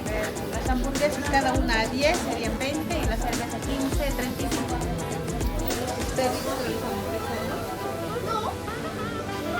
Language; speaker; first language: Spanish; native; Spanish